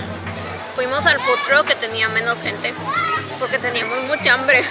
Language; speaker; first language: Spanish; native; Spanish